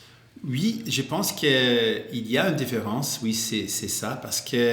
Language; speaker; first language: French; non-native, local second language; English